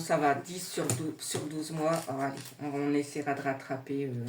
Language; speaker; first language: French; native; French